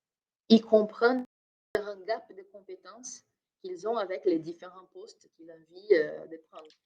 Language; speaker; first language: French; non-native, fluent; Portuguese